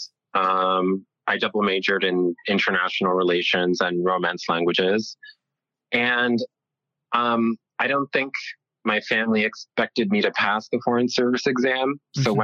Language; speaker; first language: English; early bilingual, other home language; Italian